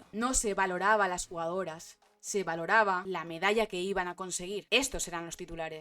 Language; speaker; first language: Spanish; native; Spanish